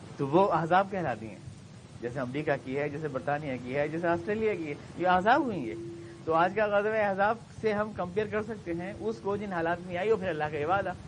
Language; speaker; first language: Urdu; native; Urdu